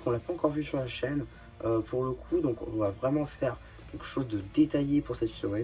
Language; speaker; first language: French; native; French